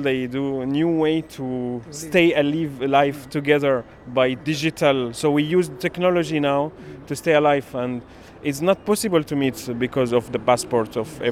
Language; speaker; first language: English; non-native, learner; Arabic